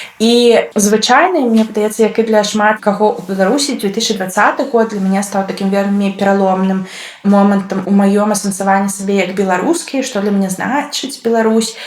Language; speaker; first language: Belarusian; non-native, local second language; Russian